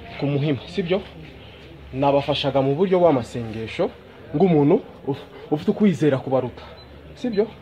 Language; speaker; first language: Kinyarwanda; non-native, fluent; Swahili